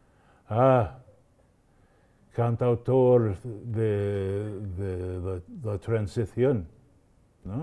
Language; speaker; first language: Spanish; non-native, fluent; English